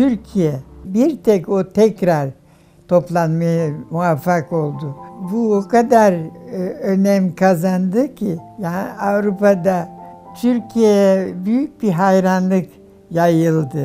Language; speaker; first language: Turkish; non-native, fluent; German